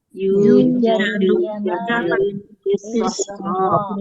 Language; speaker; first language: Arabic; non-native, learner; Indonesian